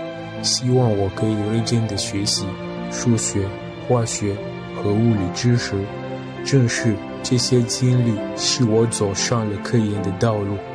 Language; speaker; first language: Chinese; non-native, fluent; French